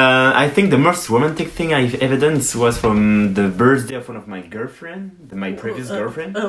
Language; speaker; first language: English; non-native, learner; French